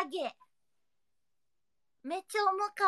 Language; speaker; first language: Japanese; non-native, learner; Indonesian